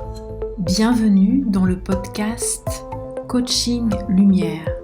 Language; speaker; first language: French; native; French